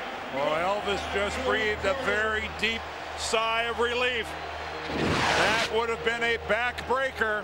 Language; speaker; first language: English; native; English